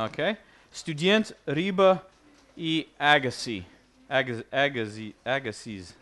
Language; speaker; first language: Russian; non-native, fluent; English